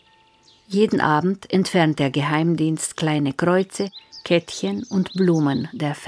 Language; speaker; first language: German; native; German